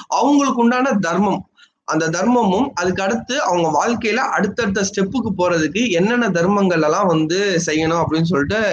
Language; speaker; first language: Tamil; non-native, local second language; Telugu